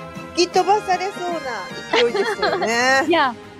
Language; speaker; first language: Japanese; native; Japanese